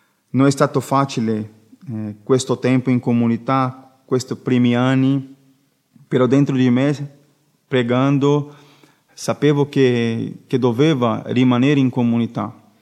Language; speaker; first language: Italian; non-native, learner; Portuguese